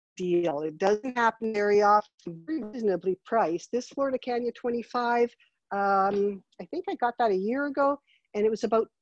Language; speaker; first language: English; native; English